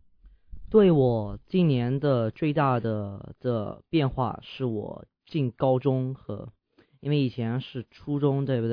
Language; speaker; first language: Chinese; early bilingual, heritage; English